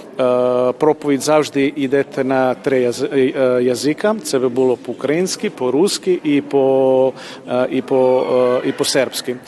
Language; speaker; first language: Ukrainian; early bilingual, heritage; Ukrainian